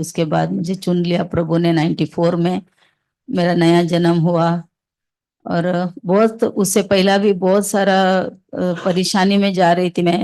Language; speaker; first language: Hindi; non-native, local second language; Malayalam